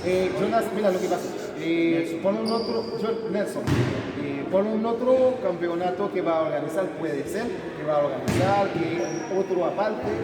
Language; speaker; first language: Spanish; non-native, learner; Haitian Creole